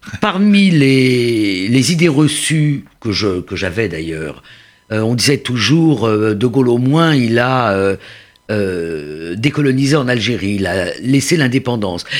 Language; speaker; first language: French; native; French